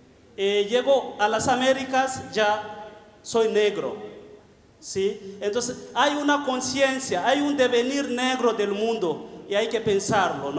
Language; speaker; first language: Spanish; non-native, fluent; Bembe